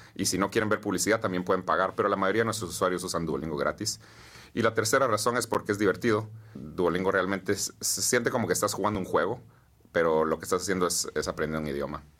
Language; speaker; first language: Spanish; native; Spanish